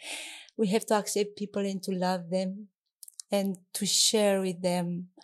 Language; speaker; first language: English; non-native, learner; Romanian